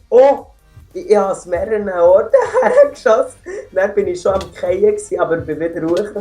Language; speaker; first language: German; native; German